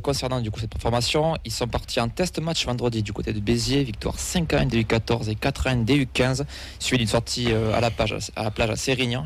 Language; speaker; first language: French; native; French